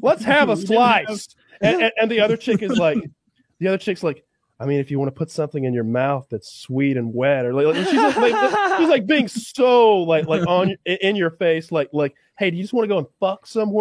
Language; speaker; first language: English; native; English